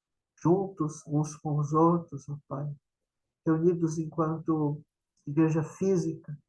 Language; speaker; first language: Portuguese; native; Portuguese